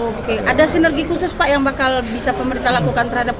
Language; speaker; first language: Indonesian; native; Indonesian